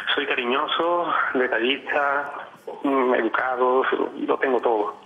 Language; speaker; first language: Spanish; native; Spanish